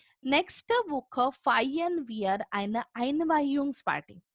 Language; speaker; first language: German; non-native, fluent; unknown